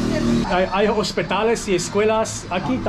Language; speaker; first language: Spanish; non-native, learner; English